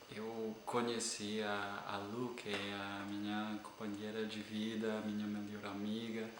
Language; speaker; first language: Portuguese; non-native, fluent; English